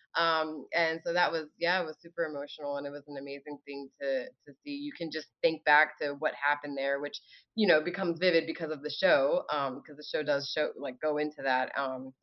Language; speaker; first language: English; early bilingual, other home language; Arabic